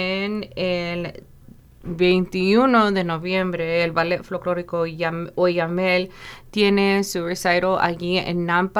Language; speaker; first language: Spanish; early bilingual, other home language; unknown